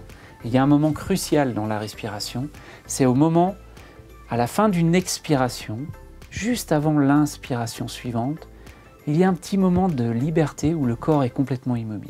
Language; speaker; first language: French; native; French